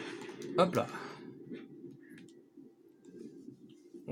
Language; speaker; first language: French; native; French